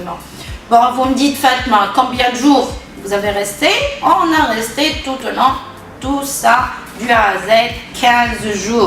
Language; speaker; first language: French; non-native, local second language; Arabic